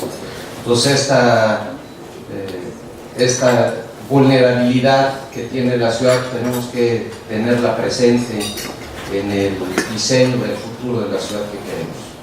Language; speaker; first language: Spanish; native; Spanish